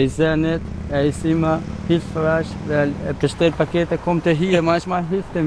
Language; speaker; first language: German; non-native, learner; Albanian